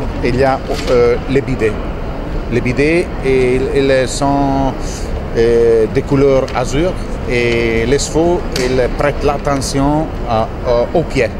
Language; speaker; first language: French; non-native, fluent; Italian